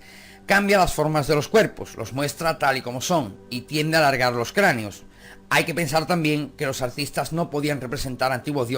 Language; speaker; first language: Spanish; native; Spanish